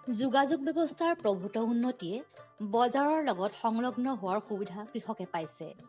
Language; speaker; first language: Assamese; native; Assamese